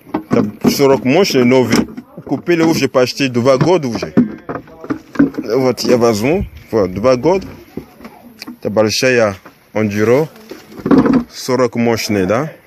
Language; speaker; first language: Russian; non-native, learner; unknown